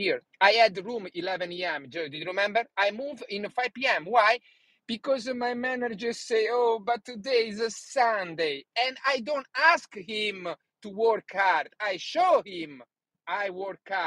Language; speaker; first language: English; non-native, learner; Italian